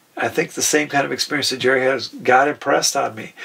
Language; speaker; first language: English; native; English